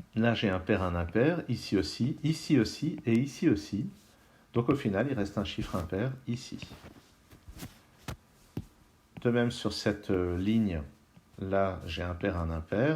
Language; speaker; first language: French; native; French